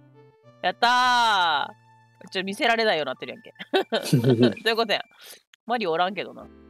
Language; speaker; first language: Japanese; native; Japanese